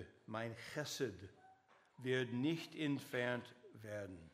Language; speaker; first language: German; non-native, learner; English